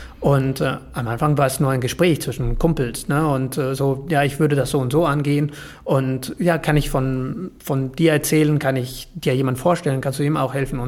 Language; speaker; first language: German; non-native, fluent; Spanish